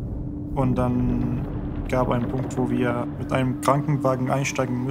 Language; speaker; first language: German; non-native, fluent; Arabic